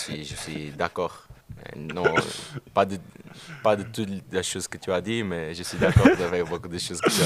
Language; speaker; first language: French; non-native, learner; Portuguese